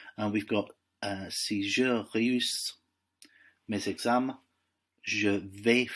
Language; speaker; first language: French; non-native, fluent; English